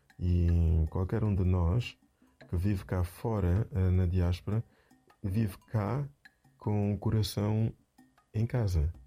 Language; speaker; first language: Portuguese; native; Portuguese